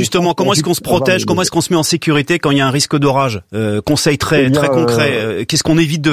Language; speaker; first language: French; native; French